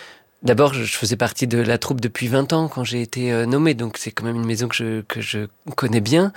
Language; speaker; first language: French; native; French